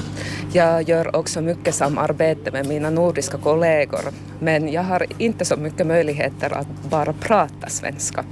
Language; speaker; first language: Swedish; non-native, fluent; Finnish